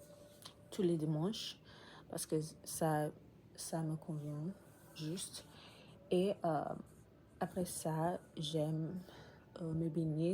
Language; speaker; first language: French; non-native, learner; English